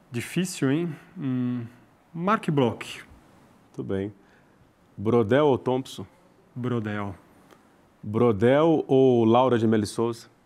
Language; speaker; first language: Portuguese; early bilingual, other home language; Arabic